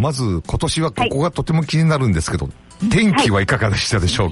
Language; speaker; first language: Japanese; native; Japanese